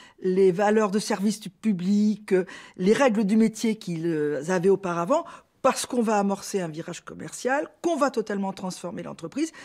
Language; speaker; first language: French; native; French